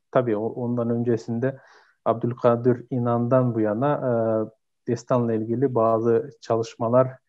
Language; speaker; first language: Turkish; non-native, fluent; Kyrgyz